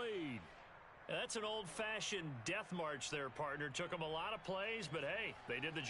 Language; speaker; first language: English; native; English